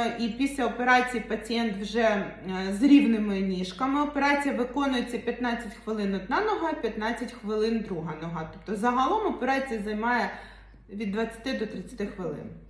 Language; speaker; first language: Ukrainian; non-native, local second language; Russian